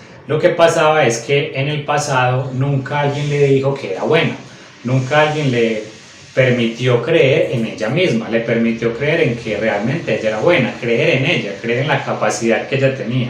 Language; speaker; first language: Spanish; native; Spanish